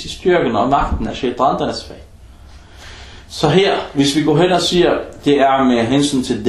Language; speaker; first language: Danish; early bilingual, other home language; Arabic